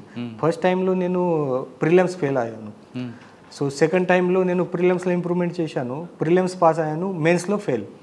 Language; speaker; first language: Telugu; non-native, learner; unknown